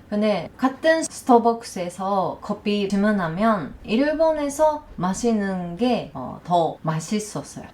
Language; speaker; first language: Korean; non-native, learner; Japanese